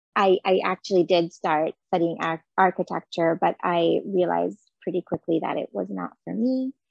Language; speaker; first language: English; non-native, fluent; Hebrew